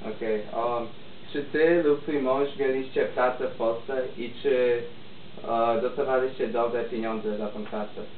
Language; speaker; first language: Polish; early bilingual, heritage; Polish